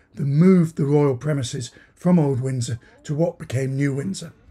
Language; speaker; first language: English; native; English